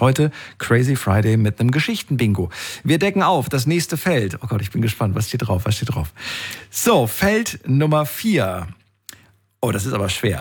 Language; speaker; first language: German; native; German